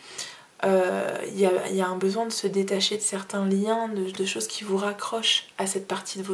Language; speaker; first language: French; native; French